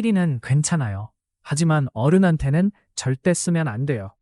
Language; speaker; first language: Korean; non-native, fluent; Chinese